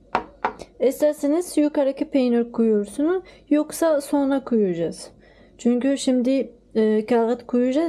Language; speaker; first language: Turkish; non-native, learner; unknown